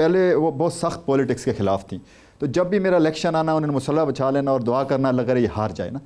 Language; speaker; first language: Urdu; non-native, local second language; Saraiki